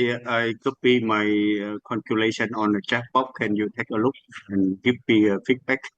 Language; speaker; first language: English; non-native, learner; Vietnamese